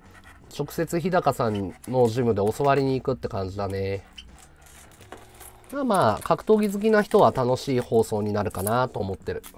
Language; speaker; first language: Japanese; native; Japanese